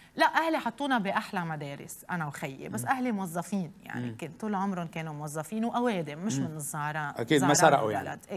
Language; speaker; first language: Arabic; native; Arabic